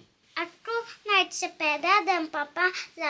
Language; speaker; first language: Indonesian; early bilingual, heritage; Indonesian